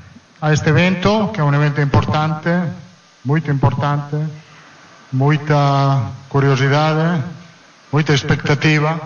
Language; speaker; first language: Portuguese; non-native, fluent; Italian